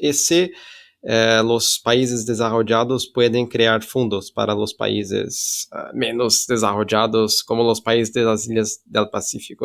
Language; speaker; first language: Spanish; non-native, fluent; Portuguese